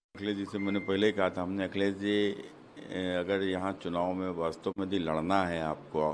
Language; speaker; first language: Hindi; native; Hindi